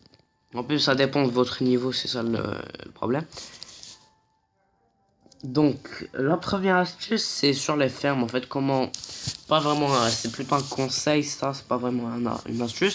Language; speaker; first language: French; native; French